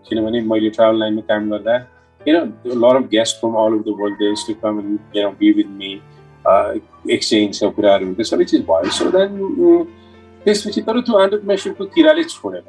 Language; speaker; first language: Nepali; native; Nepali